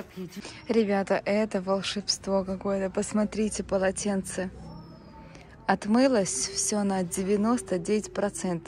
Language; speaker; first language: Russian; native; Russian